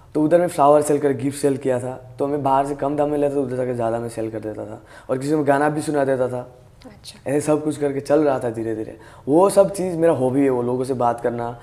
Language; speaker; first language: Hindi; native; Hindi